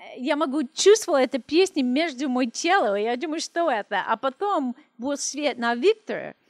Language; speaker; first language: Russian; non-native, learner; English